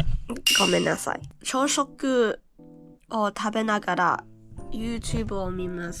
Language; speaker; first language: Japanese; non-native, learner; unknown